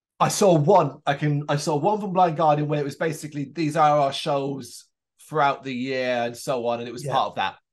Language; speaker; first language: English; native; English